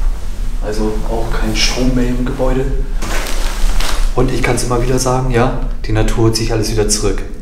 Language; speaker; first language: German; native; German